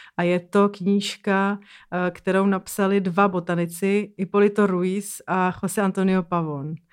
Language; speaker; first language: Czech; native; Czech